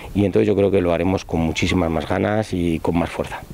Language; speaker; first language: Spanish; native; Spanish